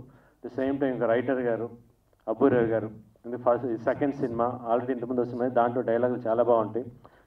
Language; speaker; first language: Telugu; native; Telugu